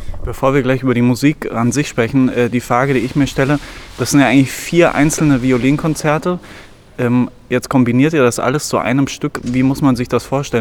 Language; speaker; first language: German; native; German